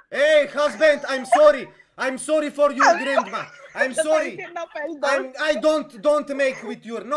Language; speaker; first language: English; non-native, learner; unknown